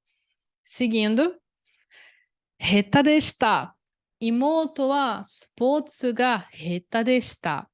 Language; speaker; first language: Japanese; non-native, fluent; Portuguese